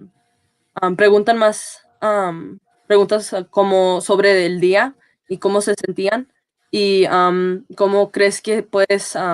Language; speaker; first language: Spanish; early bilingual, heritage; Spanish